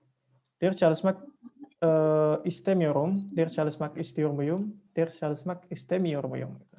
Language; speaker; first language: Turkish; non-native, fluent; Indonesian